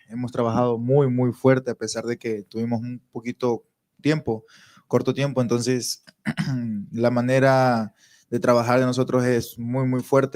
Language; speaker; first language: Spanish; native; Spanish